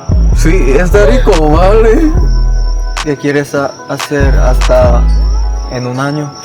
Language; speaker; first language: Spanish; non-native, learner; Korean